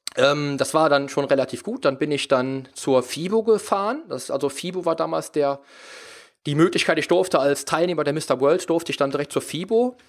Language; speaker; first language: German; native; German